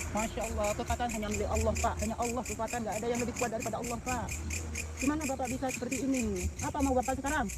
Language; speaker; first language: Indonesian; non-native, local second language; Madurese